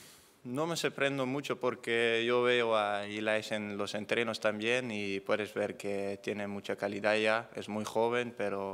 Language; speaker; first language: Spanish; non-native, fluent; Dutch